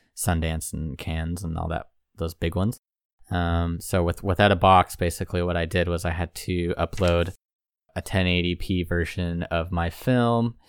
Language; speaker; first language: English; native; English